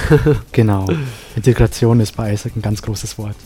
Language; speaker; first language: German; non-native, fluent; Sinhala